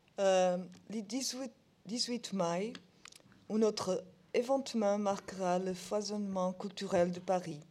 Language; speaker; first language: French; non-native, learner; Portuguese